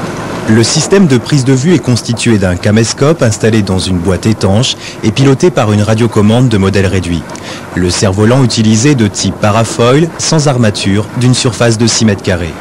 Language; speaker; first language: French; native; French